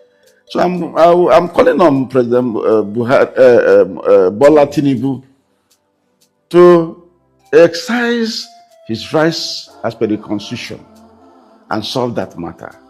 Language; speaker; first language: English; non-native, local second language; Igbo